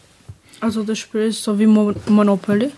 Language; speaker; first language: German; non-native, learner; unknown